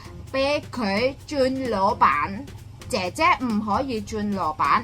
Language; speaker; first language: Cantonese; non-native, fluent; Indonesian